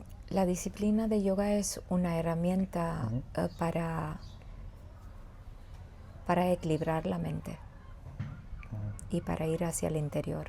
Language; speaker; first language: Spanish; non-native, fluent; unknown